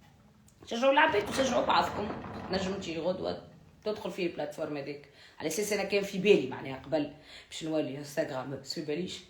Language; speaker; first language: Arabic; native; Arabic